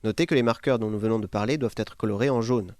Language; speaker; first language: French; native; French